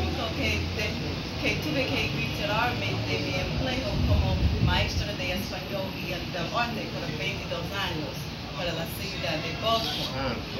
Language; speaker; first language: Spanish; non-native, learner; English